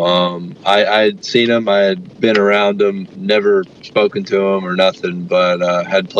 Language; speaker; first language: English; native; English